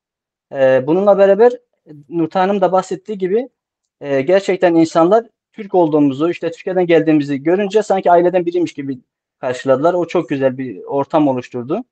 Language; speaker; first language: Turkish; native; Turkish